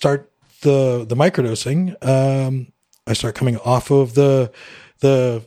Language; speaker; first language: English; native; English